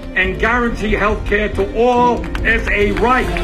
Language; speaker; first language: English; native; English